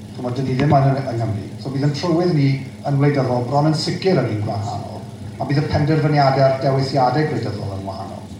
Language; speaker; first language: Welsh; native; Welsh